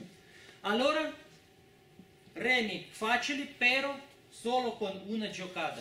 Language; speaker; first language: Italian; non-native, learner; Spanish